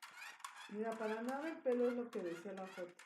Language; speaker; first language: Spanish; native; Spanish